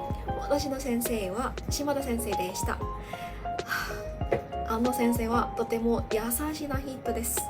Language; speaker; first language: Japanese; non-native, learner; Malay